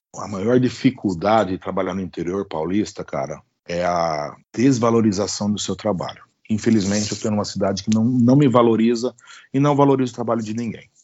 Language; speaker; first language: Portuguese; native; Portuguese